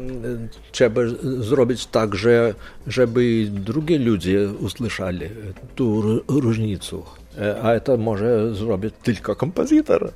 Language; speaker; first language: Polish; non-native, learner; Lithuanian